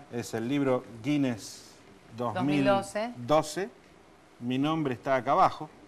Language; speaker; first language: Spanish; native; Spanish